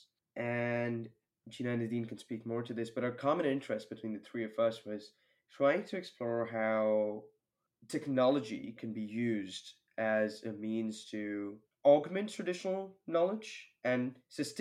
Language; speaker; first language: English; non-native, local second language; Hindi